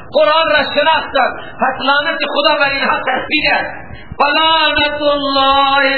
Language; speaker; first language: Persian; native; Persian